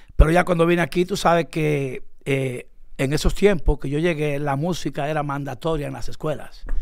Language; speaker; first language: Spanish; native; Spanish